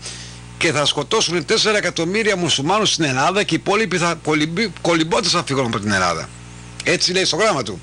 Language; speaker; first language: Greek; native; Greek